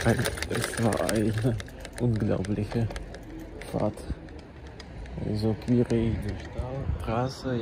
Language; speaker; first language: German; non-native, learner; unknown